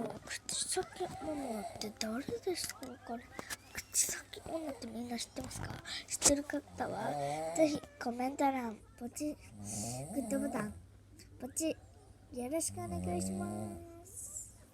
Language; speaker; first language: Japanese; non-native, learner; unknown